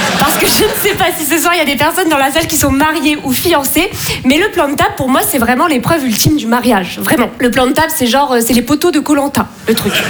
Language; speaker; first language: French; native; French